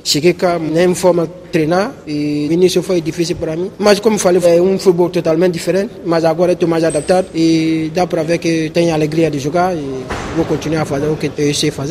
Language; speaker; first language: Portuguese; non-native, fluent; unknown